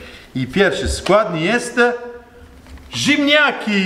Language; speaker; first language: Polish; non-native, learner; Italian